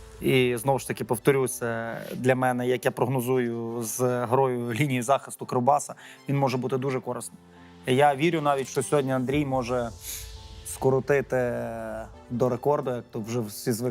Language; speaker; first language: Ukrainian; native; Ukrainian